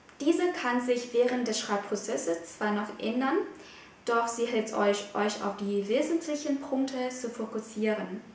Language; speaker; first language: German; non-native, fluent; Vietnamese